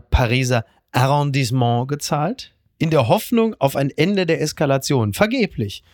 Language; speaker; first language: German; native; German